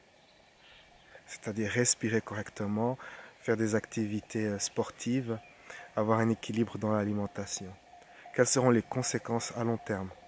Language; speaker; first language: French; non-native, fluent; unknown